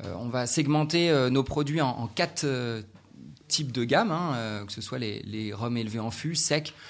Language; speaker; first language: French; native; French